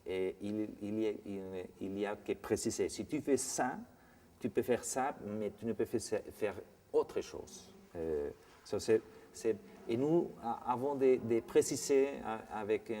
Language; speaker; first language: French; non-native, fluent; Spanish